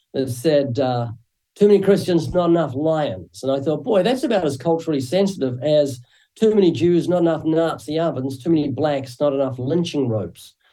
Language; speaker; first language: English; native; English